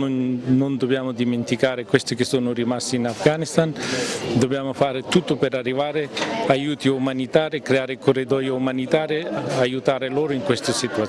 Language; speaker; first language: Italian; non-native, fluent; Persian